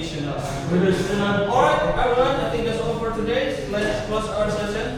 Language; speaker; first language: English; non-native, learner; Indonesian